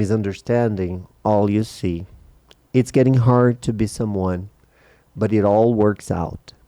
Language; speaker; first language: English; non-native, fluent; Portuguese